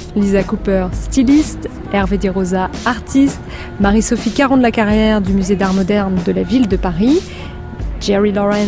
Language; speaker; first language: French; native; French